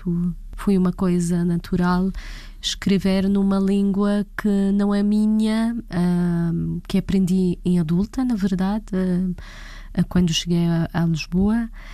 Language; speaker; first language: Portuguese; non-native, fluent; Arabic